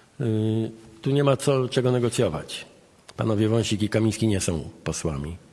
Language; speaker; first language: Polish; native; Polish